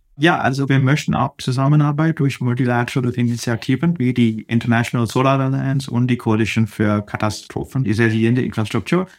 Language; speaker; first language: German; non-native, fluent; Telugu